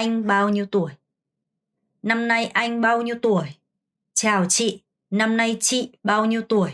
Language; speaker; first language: Vietnamese; non-native, fluent; Korean